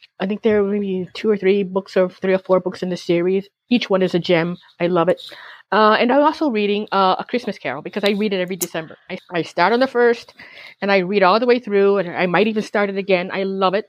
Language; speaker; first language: English; native; English